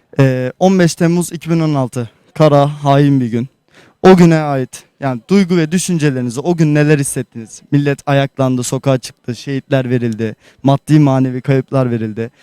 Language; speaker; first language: Turkish; native; Turkish